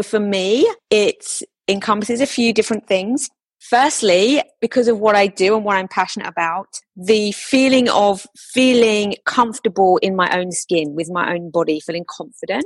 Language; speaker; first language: English; native; English